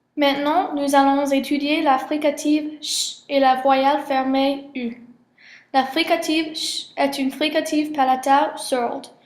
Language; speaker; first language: French; non-native, learner; English